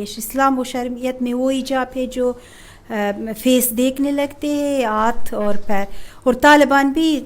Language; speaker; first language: Hindi; non-native, fluent; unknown